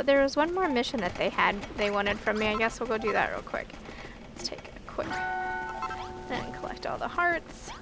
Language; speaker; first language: English; native; English